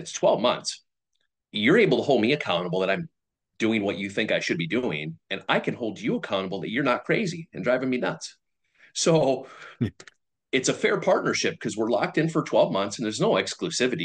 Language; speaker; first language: English; native; English